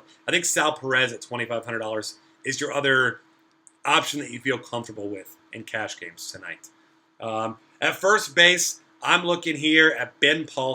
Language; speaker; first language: English; native; English